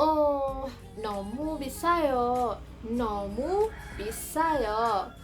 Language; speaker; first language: Korean; non-native, learner; Indonesian